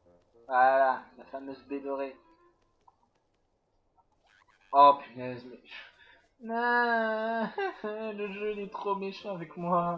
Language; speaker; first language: French; native; French